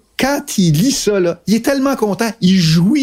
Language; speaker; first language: French; native; French